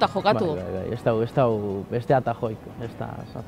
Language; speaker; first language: Basque; native; Basque